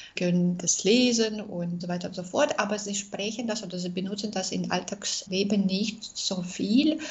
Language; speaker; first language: German; non-native, fluent; Russian